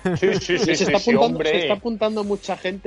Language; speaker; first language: Spanish; native; Spanish